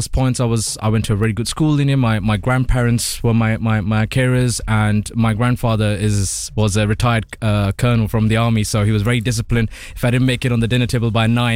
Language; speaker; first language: English; native; English